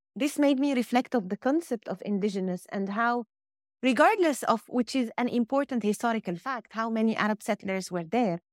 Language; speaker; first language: English; non-native, fluent; Arabic